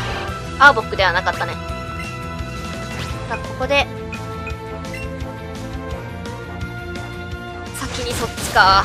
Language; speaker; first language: Japanese; native; Japanese